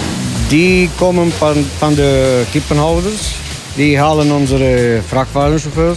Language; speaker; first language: Dutch; non-native, learner; Romanian